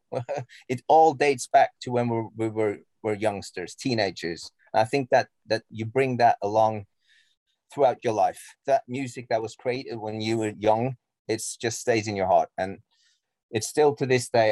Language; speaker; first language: English; non-native, fluent; Norwegian